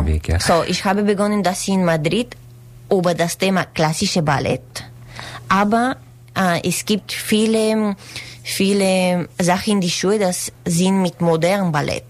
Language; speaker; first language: German; non-native, learner; Spanish